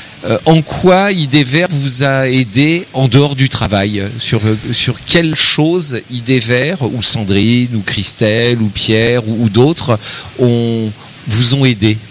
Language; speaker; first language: French; native; French